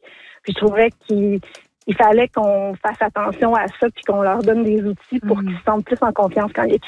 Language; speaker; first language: French; native; French